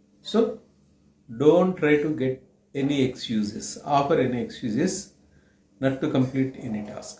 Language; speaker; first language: English; non-native, local second language; Telugu